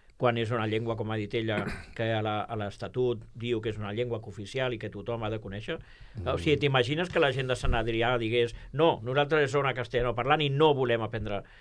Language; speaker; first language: Catalan; native; Catalan